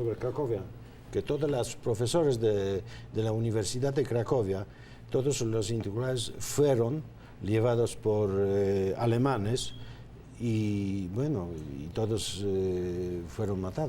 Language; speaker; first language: Spanish; non-native, fluent; Polish